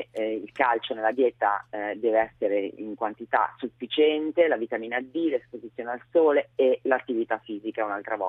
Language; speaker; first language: Italian; native; Italian